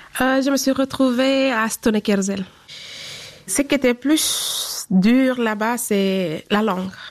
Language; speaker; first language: French; non-native, local second language; Fula